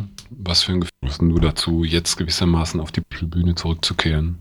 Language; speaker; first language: German; native; German